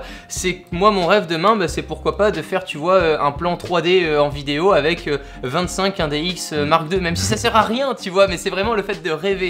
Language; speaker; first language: French; native; French